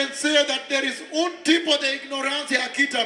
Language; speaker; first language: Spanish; non-native, learner; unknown